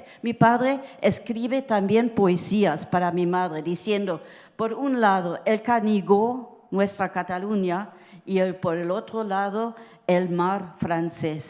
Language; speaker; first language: Spanish; early bilingual, heritage; Spanish